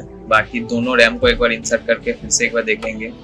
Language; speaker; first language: Hindi; non-native, local second language; Bangla